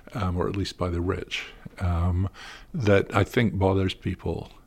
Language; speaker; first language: English; native; English